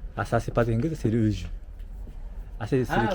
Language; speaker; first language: French; non-native, learner; Japanese